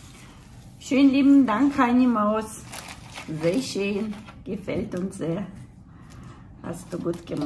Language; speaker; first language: German; non-native, fluent; Russian